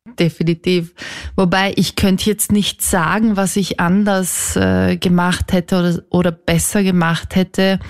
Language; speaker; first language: German; native; German